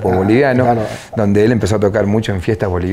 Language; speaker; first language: Spanish; native; Spanish